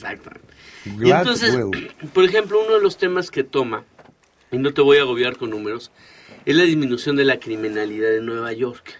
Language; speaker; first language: Spanish; native; Spanish